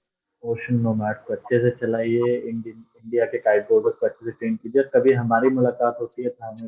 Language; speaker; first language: Hindi; native; Hindi